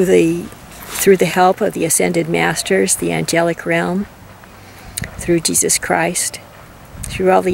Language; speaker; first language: English; native; English